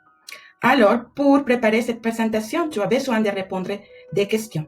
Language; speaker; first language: French; non-native, fluent; Spanish